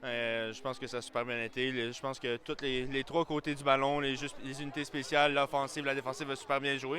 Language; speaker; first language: French; native; French